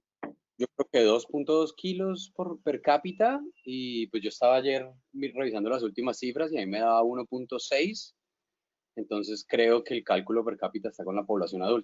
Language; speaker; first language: Spanish; native; Spanish